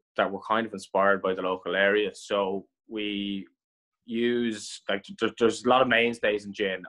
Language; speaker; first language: English; native; English